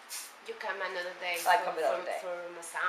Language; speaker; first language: English; non-native, learner; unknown